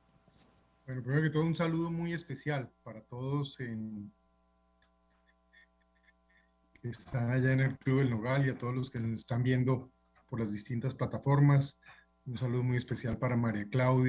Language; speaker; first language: Spanish; native; Spanish